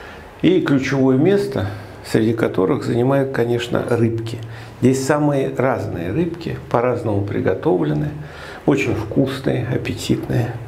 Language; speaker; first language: Russian; native; Russian